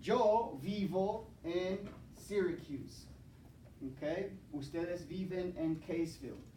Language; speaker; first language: Spanish; non-native, fluent; English